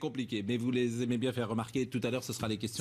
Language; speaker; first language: French; native; French